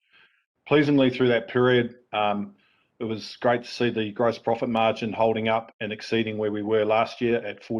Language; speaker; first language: English; native; English